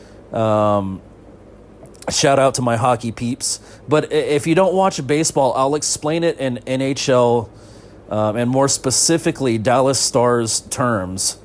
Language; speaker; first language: English; native; English